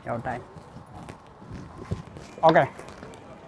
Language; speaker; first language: Chinese; non-native, fluent; Amharic